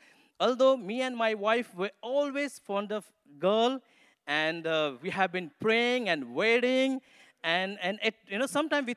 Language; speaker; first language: English; non-native, local second language; Nepali